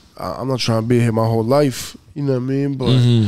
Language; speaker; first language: English; native; English